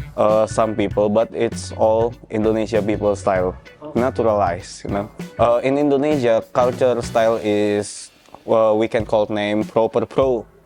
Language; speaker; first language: English; non-native, learner; Indonesian